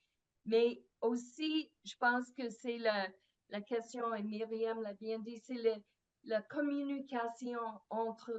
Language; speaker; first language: French; non-native, fluent; English